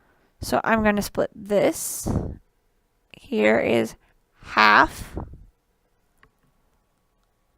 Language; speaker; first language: English; native; English